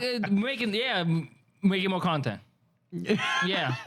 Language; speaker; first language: English; early bilingual, other home language; Spanish